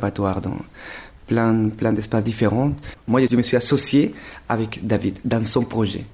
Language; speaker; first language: French; non-native, fluent; Spanish